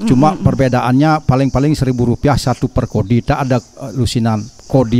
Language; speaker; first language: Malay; non-native, local second language; Balinese